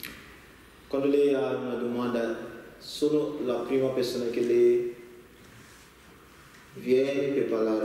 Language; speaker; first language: Italian; non-native, learner; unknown